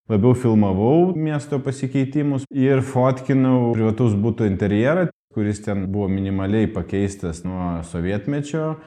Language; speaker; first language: Lithuanian; non-native, local second language; Russian